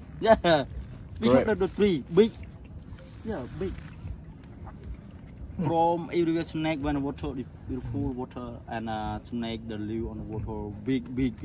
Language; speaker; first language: English; non-native, learner; Khmer